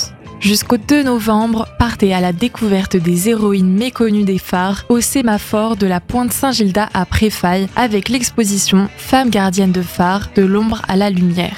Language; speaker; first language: French; native; French